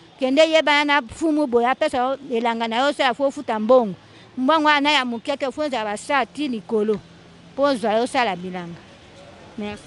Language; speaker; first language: Lingala; non-native, local second language; Kongo